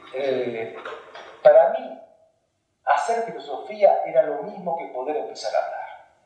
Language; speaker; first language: Spanish; early bilingual, other home language; Hungarian